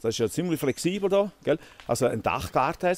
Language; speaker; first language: German; native; German